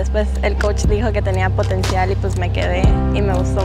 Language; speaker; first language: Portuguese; non-native, learner; Spanish